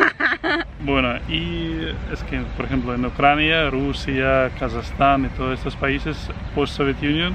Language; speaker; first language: Spanish; non-native, fluent; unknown